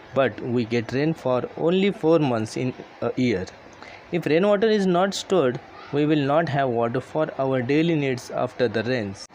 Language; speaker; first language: English; non-native, local second language; Marathi